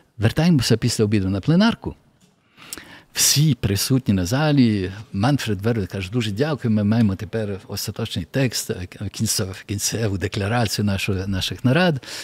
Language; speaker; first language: Ukrainian; early bilingual, heritage; Ukrainian